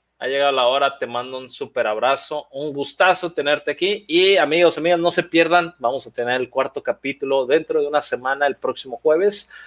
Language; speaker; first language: Spanish; native; Spanish